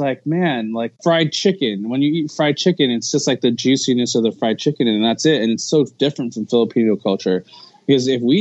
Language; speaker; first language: English; early bilingual, other home language; Filipino